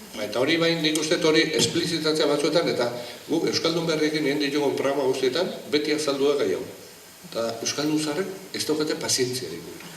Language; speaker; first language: Basque; non-native, local second language; Spanish